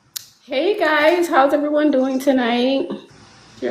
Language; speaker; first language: English; native; English